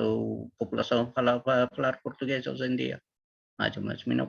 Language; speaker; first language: Portuguese; non-native, learner; Tetum